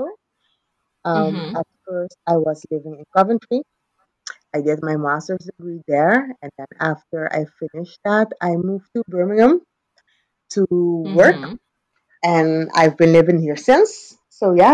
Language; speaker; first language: English; non-native, fluent; Papiamento